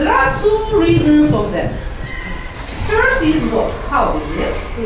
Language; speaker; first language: English; non-native, fluent; Azerbaijani